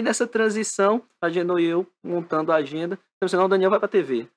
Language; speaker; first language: Portuguese; native; Portuguese